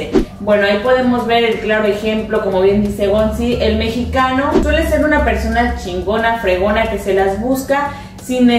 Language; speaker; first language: Spanish; native; Spanish